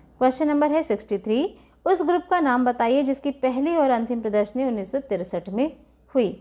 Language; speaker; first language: Hindi; native; Hindi